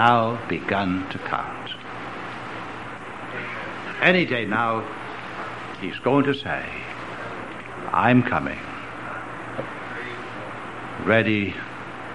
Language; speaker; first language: English; native; English